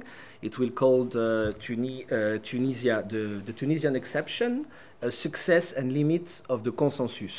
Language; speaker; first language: English; non-native, fluent; French